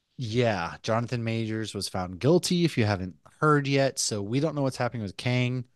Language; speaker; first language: English; native; English